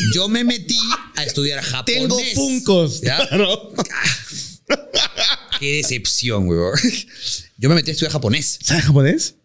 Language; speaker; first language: Spanish; native; Spanish